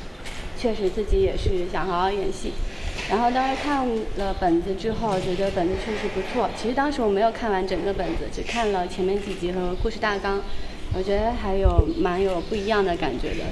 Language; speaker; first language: Chinese; native; Chinese